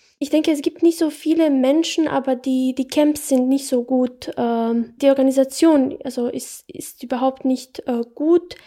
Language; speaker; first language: German; non-native, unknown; Bosnian